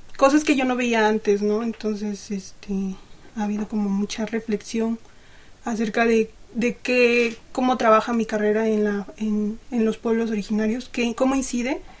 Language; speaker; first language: Spanish; non-native, local second language; Mixtepec Mixtec